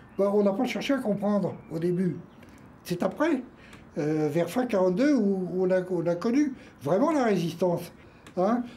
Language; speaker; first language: French; native; French